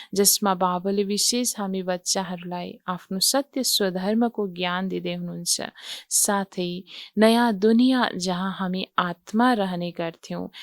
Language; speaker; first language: Nepali; native; Nepali